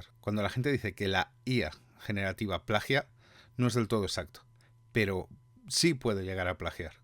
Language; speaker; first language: Spanish; native; Spanish